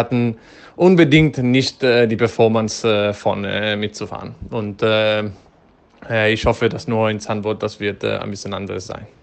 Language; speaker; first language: German; non-native, fluent; Dutch